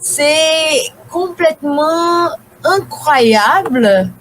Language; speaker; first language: French; non-native, fluent; Portuguese